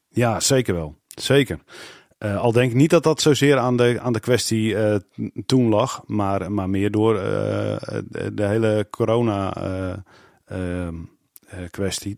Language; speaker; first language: Dutch; native; Dutch